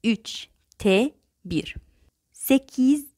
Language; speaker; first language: Turkish; non-native, fluent; Arabic